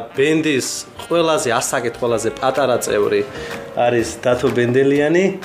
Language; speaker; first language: Georgian; native; Georgian